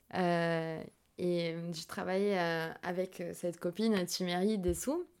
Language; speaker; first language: French; non-native, fluent; Portuguese